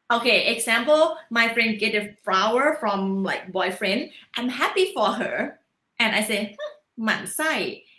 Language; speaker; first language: English; non-native, learner; Thai